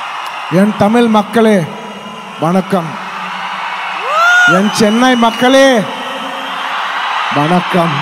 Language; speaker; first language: Tamil; non-native, local second language; Telugu